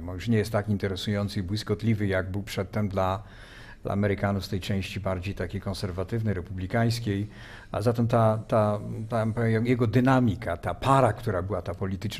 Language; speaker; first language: Polish; native; Polish